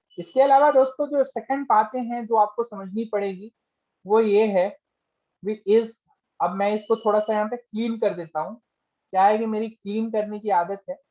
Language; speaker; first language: Hindi; native; Hindi